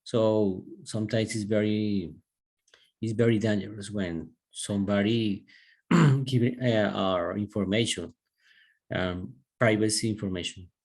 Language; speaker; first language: English; non-native, learner; Spanish